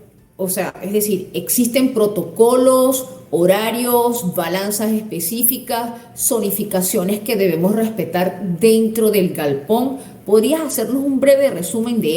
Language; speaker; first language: Spanish; native; Spanish